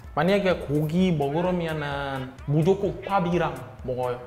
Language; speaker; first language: Korean; non-native, fluent; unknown